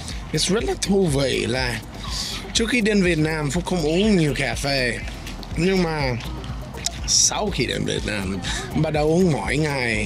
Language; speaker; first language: Vietnamese; non-native, fluent; English